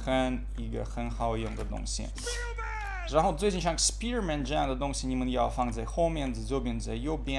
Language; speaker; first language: Chinese; non-native, learner; Russian